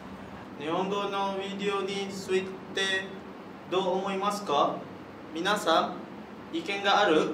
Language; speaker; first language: Japanese; non-native, learner; Malay